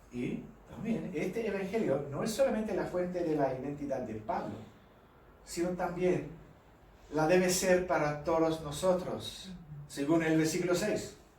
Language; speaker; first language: Spanish; non-native, fluent; English